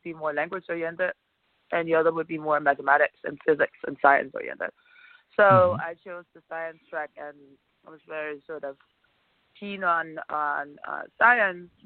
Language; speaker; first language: English; non-native, fluent; Danish